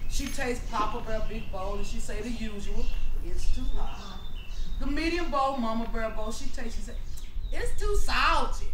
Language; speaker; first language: English; native; English